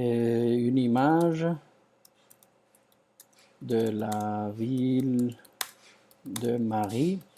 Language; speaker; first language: French; non-native, fluent; Spanish